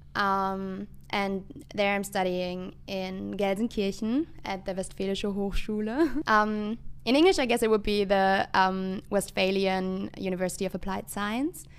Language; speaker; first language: English; non-native, fluent; German